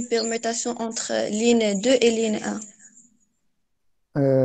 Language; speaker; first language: French; non-native, local second language; Arabic